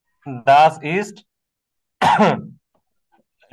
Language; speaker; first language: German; non-native, learner; Bangla